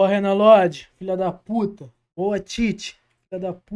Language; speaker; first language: Portuguese; native; Portuguese